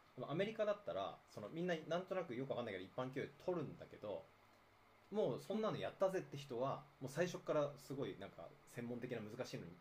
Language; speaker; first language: Japanese; native; Japanese